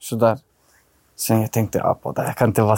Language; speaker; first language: Swedish; early bilingual, other home language; Arabic